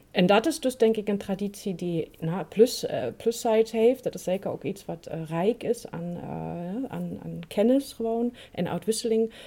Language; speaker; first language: Dutch; non-native, fluent; German